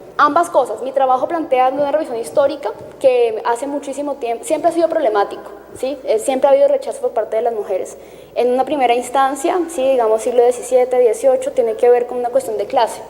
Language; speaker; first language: Spanish; native; Spanish